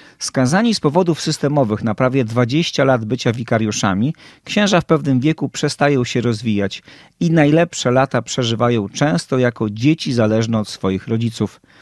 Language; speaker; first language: Polish; native; Polish